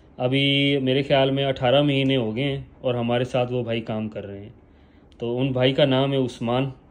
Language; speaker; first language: Hindi; native; Hindi